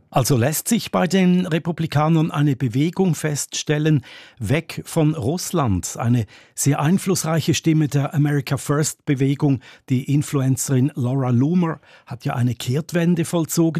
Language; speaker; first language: German; native; German